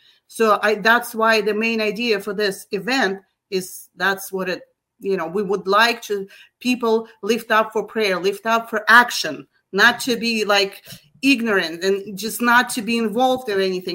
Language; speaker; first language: English; non-native, fluent; Russian